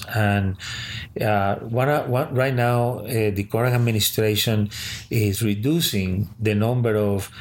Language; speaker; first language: English; early bilingual, other home language; Spanish